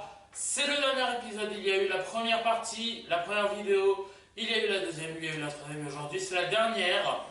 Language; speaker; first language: French; native; French